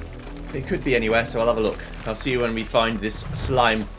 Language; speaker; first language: English; native; English